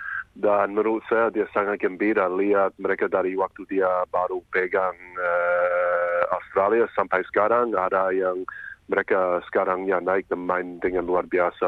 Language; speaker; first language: Indonesian; non-native, fluent; English